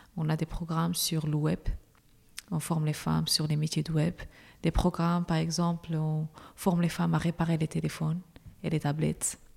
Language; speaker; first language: French; non-native, local second language; Arabic